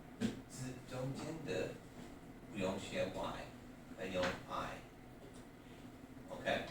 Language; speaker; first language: Chinese; non-native, fluent; English